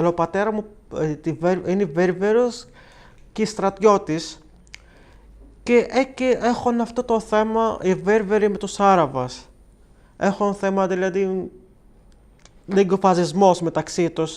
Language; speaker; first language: Greek; non-native, learner; Arabic